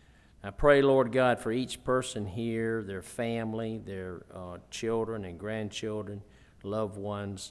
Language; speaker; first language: English; native; English